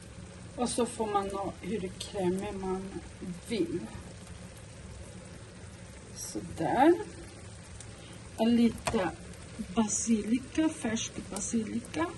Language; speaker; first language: Swedish; non-native, fluent; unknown